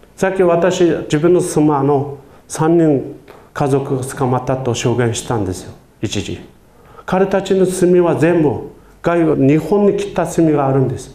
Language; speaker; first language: Japanese; non-native, fluent; Uyghur